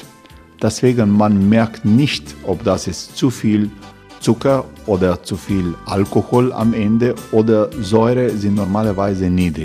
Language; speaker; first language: German; non-native, learner; Croatian